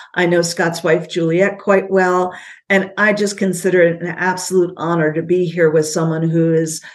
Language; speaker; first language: English; native; English